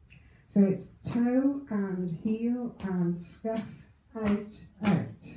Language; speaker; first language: English; native; English